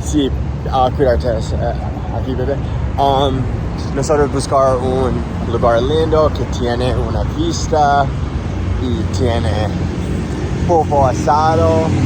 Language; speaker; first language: Spanish; non-native, learner; English